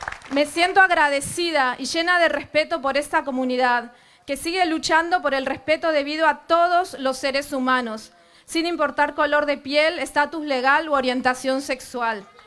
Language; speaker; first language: Spanish; native; Spanish